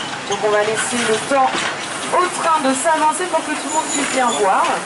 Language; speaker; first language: French; native; French